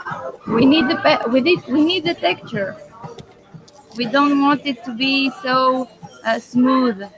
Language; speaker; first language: English; non-native, fluent; Greek